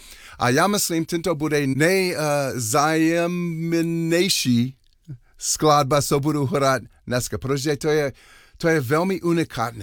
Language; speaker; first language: Czech; non-native, learner; English